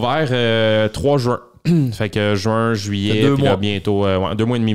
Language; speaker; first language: French; native; French